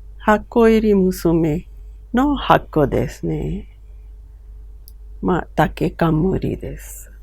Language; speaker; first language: Japanese; non-native, fluent; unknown